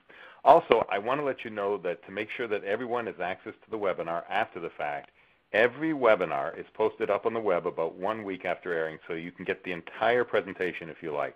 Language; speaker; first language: English; native; English